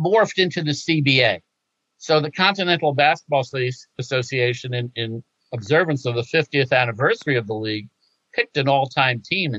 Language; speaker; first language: English; native; English